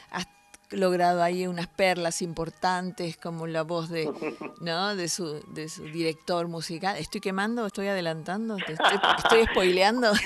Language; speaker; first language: Spanish; native; Spanish